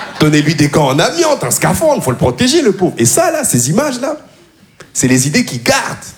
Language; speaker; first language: French; native; French